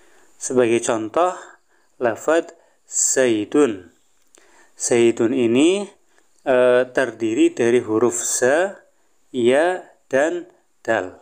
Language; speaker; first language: Indonesian; native; Indonesian